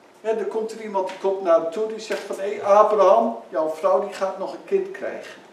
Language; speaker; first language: Dutch; native; Dutch